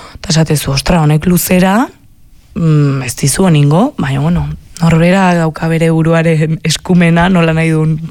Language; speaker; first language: Basque; native; Basque